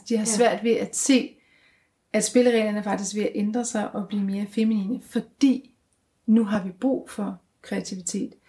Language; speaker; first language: Danish; native; Danish